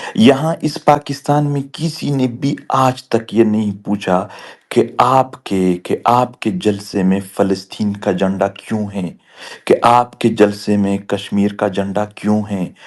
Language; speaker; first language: Urdu; non-native, local second language; Pashto